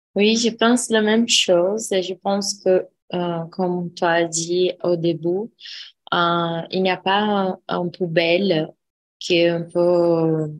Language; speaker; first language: French; non-native, learner; Portuguese